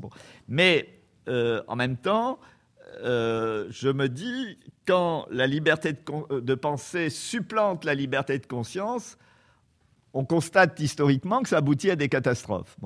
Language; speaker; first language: French; native; French